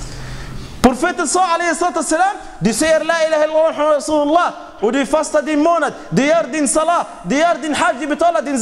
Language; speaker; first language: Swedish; non-native, fluent; Arabic